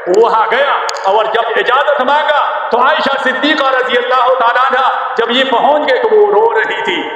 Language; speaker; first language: Urdu; non-native, local second language; Pashto